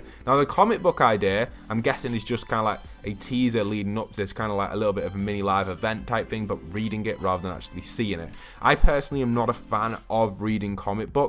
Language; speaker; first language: English; native; English